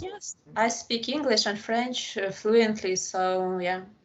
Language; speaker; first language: English; non-native, learner; Ukrainian